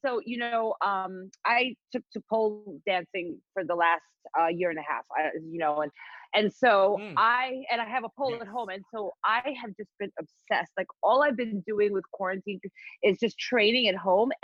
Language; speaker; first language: English; non-native, local second language; Filipino